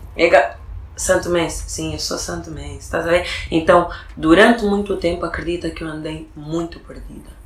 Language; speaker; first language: Portuguese; early bilingual, other home language; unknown